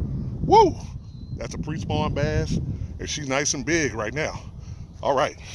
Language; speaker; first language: English; native; English